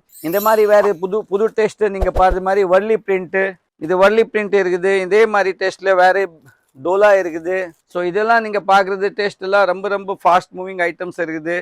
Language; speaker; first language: Tamil; non-native, learner; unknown